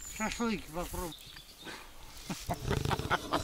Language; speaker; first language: Russian; native; Russian